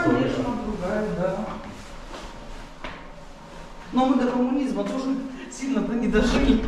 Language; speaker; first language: Russian; native; Russian